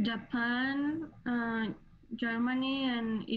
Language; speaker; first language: English; non-native, learner; Spanish